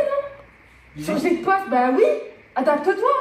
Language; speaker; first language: French; native; French